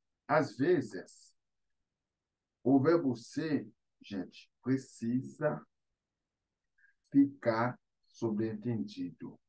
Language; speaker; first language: Portuguese; non-native, fluent; Haitian Creole